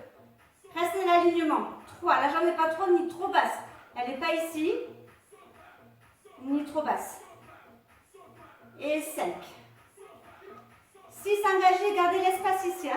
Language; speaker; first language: French; native; French